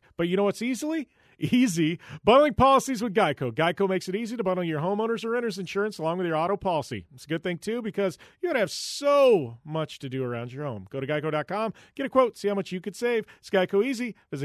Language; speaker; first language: English; native; English